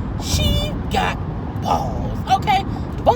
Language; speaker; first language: English; native; English